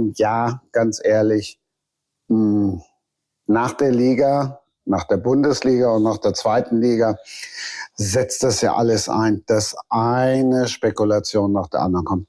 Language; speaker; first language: German; native; German